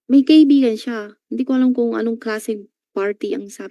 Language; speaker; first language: Filipino; non-native, learner; Chinese